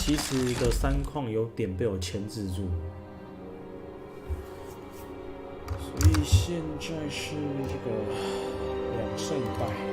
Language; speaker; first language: Chinese; native; Chinese